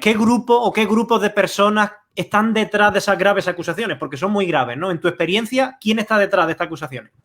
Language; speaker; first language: Spanish; native; Spanish